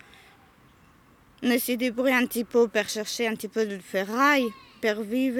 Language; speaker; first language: French; non-native, learner; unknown